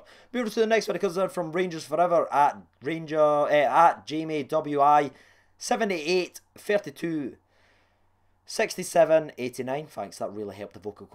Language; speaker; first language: English; native; English